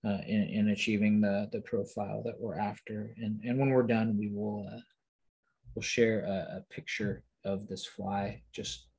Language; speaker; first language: English; native; English